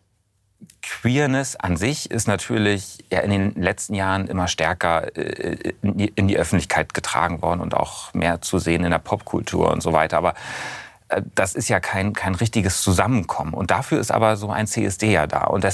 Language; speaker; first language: German; native; German